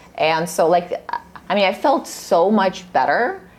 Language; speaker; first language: English; early bilingual, other home language; Russian